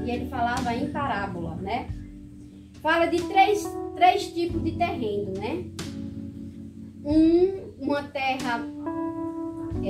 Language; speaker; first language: Portuguese; native; Portuguese